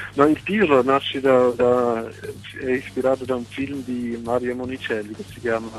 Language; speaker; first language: Italian; non-native, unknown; Swiss German